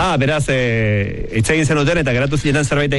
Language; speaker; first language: Basque; native; Basque